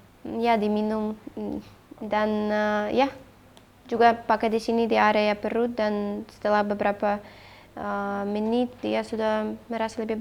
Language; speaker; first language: Indonesian; non-native, fluent; Russian